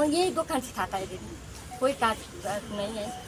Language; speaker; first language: Hindi; non-native, local second language; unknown